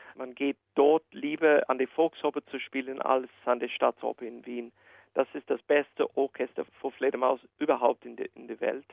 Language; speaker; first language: German; non-native, fluent; English